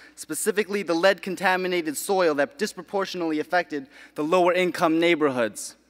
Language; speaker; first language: English; native; English